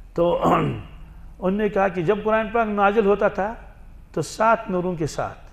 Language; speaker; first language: Urdu; non-native, local second language; Kashmiri